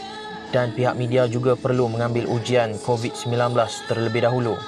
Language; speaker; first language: Malay; native; Malay